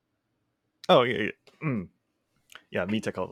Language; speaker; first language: Japanese; non-native, learner; English